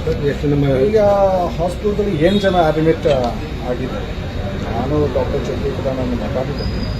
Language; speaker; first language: Kannada; non-native, fluent; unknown